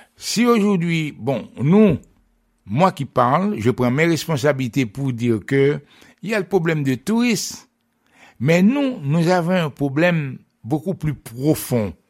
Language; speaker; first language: French; non-native, local second language; Haitian Creole